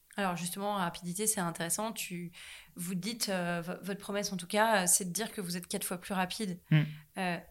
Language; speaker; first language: French; native; French